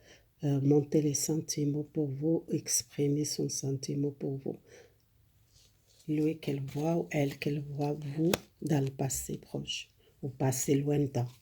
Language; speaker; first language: French; non-native, learner; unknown